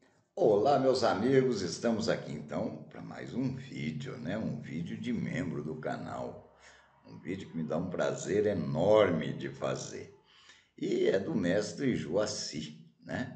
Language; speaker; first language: Portuguese; native; Portuguese